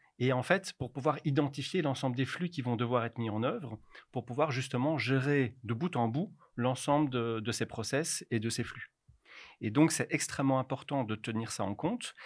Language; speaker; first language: French; native; French